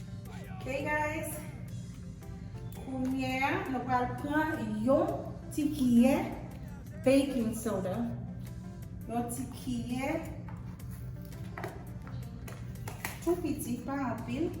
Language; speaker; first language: French; non-native, learner; Haitian Creole